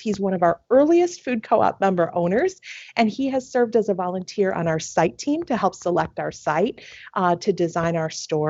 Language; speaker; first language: English; native; English